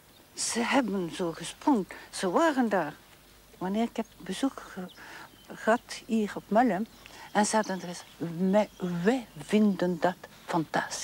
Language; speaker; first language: Dutch; non-native, learner; French